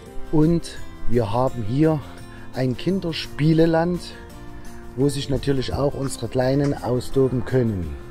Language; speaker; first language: German; native; German